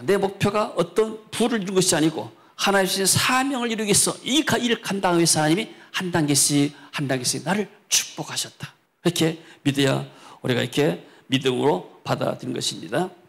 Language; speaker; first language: Korean; native; Korean